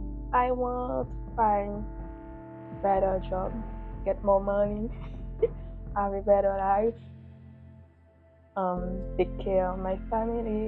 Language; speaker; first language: English; non-native, learner; Haitian Creole